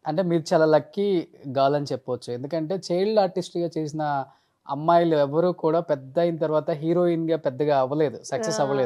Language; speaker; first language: Telugu; native; Telugu